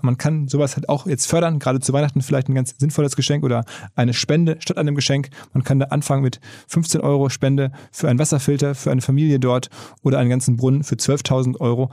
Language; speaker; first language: German; native; German